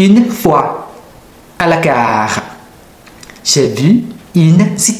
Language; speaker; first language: French; non-native, learner; Thai